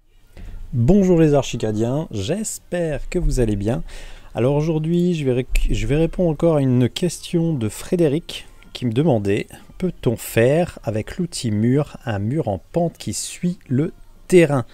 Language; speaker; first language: French; native; French